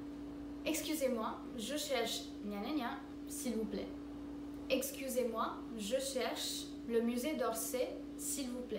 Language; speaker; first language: French; non-native, fluent; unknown